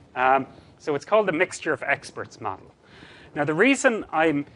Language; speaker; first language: English; native; English